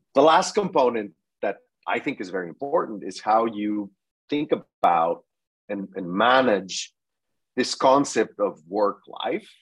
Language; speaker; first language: English; non-native, fluent; Spanish